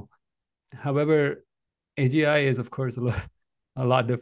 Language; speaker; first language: English; non-native, local second language; Malayalam